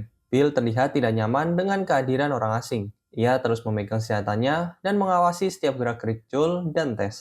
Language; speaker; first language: Indonesian; native; Indonesian